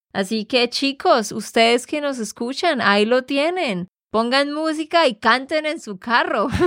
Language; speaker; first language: Spanish; native; Spanish